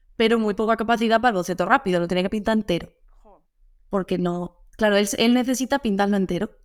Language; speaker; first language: Spanish; native; Spanish